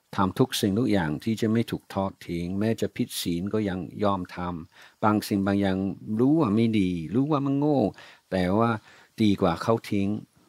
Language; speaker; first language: Thai; non-native, fluent; English